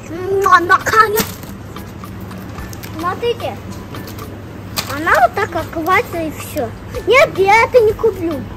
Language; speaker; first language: Russian; non-native, local second language; Kazakh